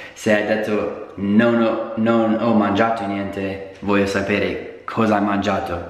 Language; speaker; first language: Italian; non-native, fluent; English